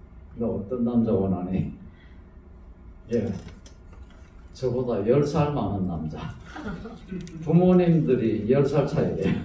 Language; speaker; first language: Korean; native; Korean